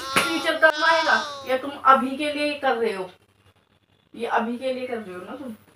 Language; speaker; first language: Hindi; native; Hindi